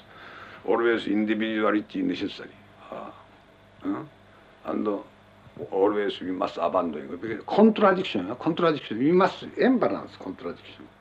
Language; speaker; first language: English; non-native, learner; Japanese